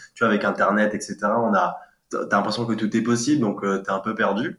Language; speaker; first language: French; native; French